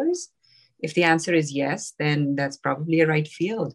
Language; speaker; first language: English; non-native, local second language; Urdu